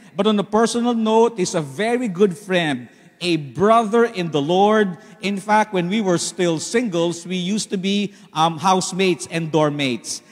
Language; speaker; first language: English; non-native, local second language; Filipino